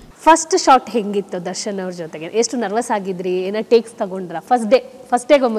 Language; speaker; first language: Kannada; native; Kannada